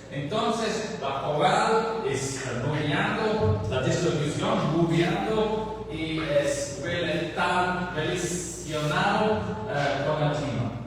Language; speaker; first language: Spanish; non-native, learner; English